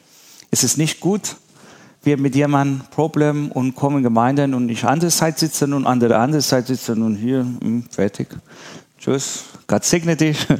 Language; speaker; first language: German; non-native, learner; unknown